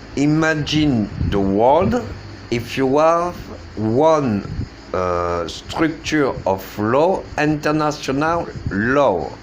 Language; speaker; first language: English; non-native, learner; French